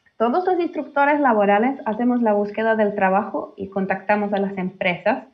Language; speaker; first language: Spanish; early bilingual, heritage; Finnish